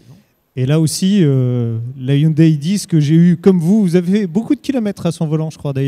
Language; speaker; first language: French; native; French